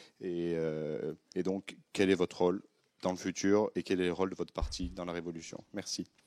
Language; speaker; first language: French; native; French